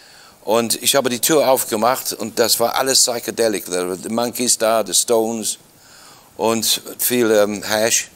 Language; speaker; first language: German; non-native, fluent; English